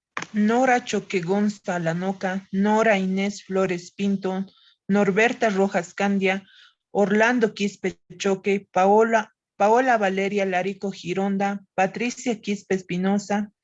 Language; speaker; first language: Spanish; native; Spanish